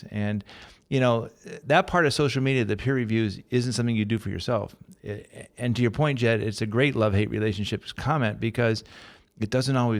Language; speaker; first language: English; native; English